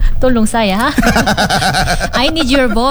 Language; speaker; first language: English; non-native, learner; Korean